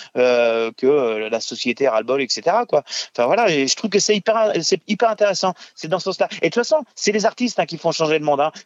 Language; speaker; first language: French; native; French